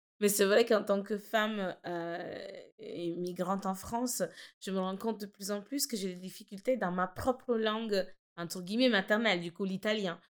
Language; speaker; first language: French; non-native, fluent; Italian